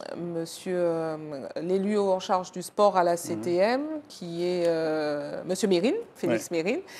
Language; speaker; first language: French; native; French